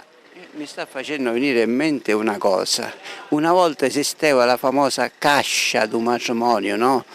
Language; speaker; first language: Italian; native; Italian